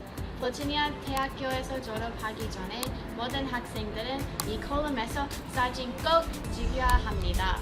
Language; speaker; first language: Korean; non-native, learner; English